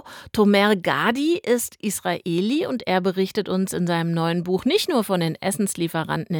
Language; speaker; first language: German; native; German